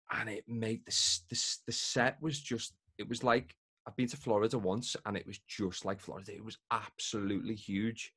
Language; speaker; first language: English; native; English